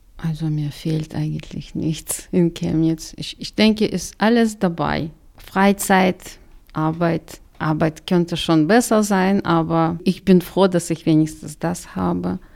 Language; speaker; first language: German; non-native, fluent; Russian